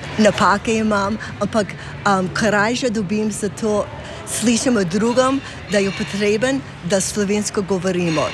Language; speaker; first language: Slovenian; early bilingual, heritage; Slovenian